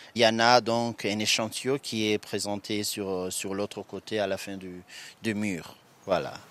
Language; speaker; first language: French; non-native, local second language; Kinyarwanda